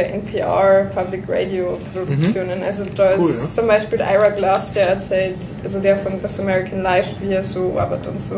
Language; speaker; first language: German; native; German